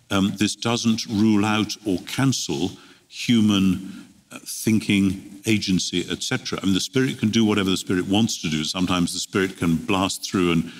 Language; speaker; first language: English; native; English